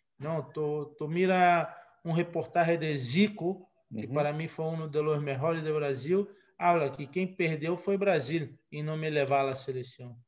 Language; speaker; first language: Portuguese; native; Portuguese